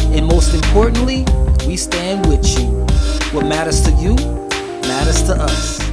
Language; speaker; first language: English; early bilingual, other home language; Spanish